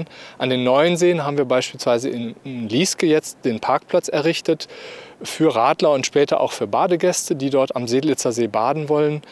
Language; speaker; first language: German; native; German